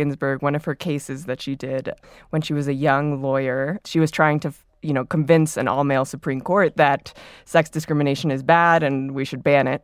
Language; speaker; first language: English; native; English